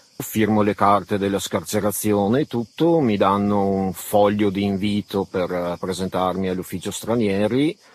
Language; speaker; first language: Italian; early bilingual, other home language; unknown